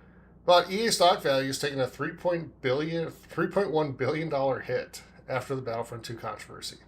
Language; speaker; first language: English; native; English